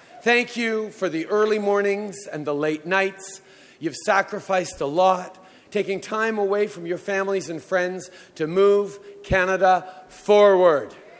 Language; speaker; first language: English; early bilingual, other home language; French